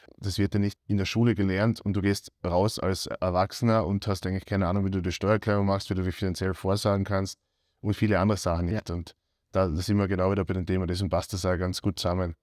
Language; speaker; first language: German; native; German